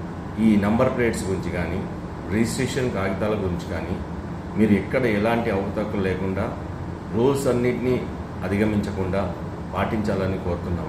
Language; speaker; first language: Telugu; native; Telugu